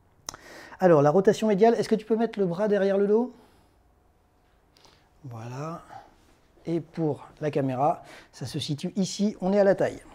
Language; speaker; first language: French; native; French